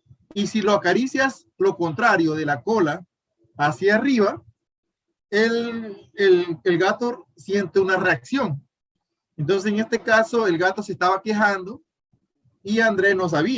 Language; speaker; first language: Spanish; native; Spanish